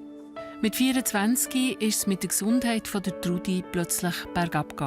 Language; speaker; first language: German; native; German